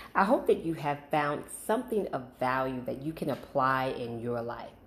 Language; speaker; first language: English; native; English